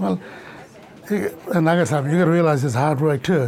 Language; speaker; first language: English; non-native, local second language; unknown